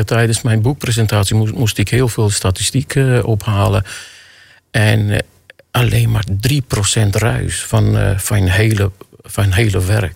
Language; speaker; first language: Dutch; non-native, fluent; Armenian